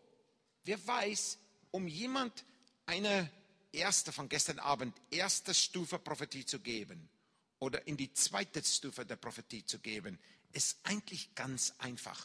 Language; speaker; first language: German; non-native, fluent; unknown